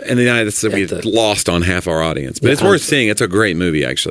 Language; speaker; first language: English; native; English